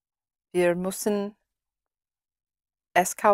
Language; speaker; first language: German; non-native, learner; English